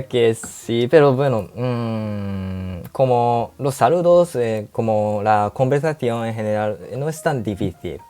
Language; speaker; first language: Spanish; non-native, fluent; Japanese